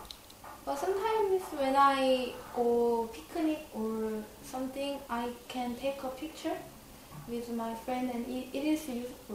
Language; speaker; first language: English; non-native, learner; Korean